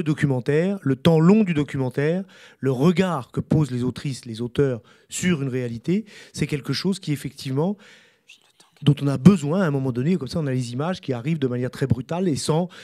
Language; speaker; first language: French; native; French